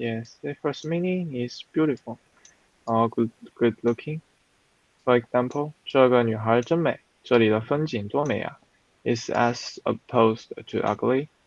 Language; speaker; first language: English; non-native, fluent; Chinese